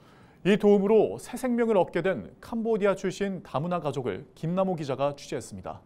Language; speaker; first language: Korean; native; Korean